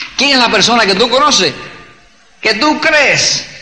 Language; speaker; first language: Spanish; early bilingual, heritage; Spanish